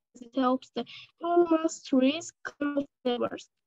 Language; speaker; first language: English; non-native, fluent; Georgian